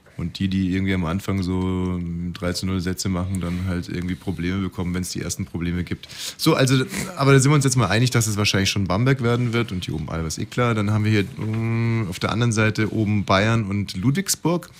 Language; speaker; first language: German; native; German